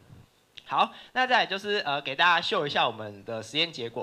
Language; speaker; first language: Chinese; native; Chinese